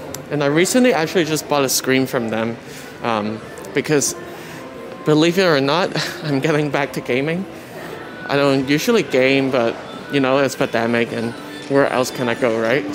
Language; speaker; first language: English; non-native, local second language; Cantonese